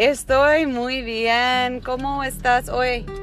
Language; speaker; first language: Spanish; non-native, fluent; English